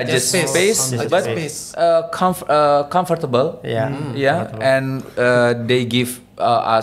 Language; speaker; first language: English; non-native, learner; Indonesian